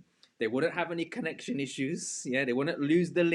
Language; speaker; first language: English; native; English